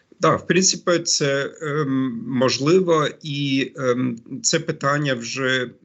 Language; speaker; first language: Ukrainian; non-native, fluent; German